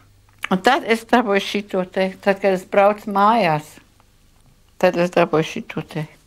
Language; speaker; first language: Latvian; non-native, local second language; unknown